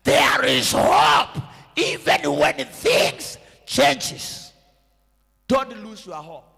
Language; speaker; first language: English; non-native, local second language; Swahili